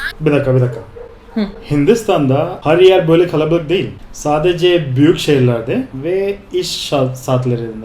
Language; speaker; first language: Turkish; non-native, fluent; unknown